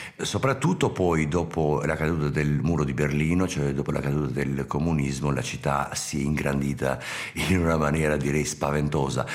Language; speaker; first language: Italian; non-native, fluent; Albanian